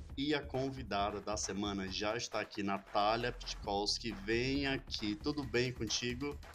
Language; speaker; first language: Portuguese; native; Portuguese